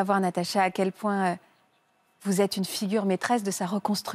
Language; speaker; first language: French; native; French